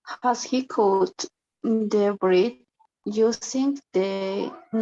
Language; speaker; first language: English; non-native, learner; Spanish